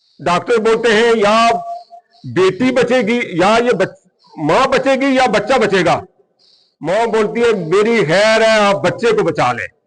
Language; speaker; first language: Urdu; non-native, local second language; Punjabi